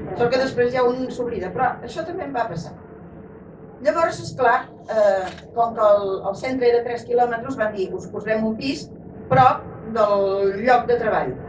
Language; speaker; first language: Catalan; native; Catalan